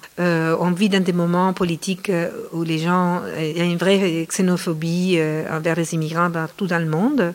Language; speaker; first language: French; non-native, fluent; Spanish